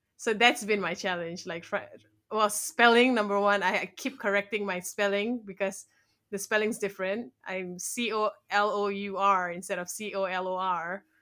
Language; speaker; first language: English; native; English